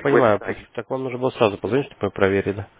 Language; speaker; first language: Russian; native; Russian